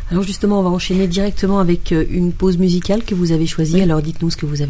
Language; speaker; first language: French; native; French